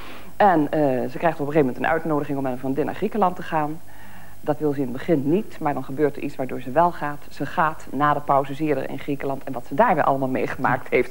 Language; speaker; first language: Dutch; native; Dutch